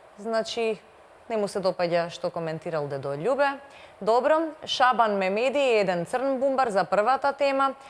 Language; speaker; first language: Macedonian; native; Macedonian